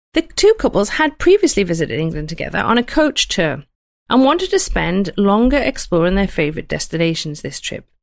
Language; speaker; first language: English; native; English